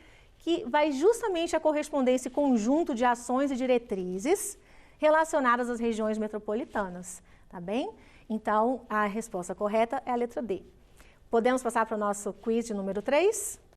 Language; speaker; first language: Portuguese; native; Portuguese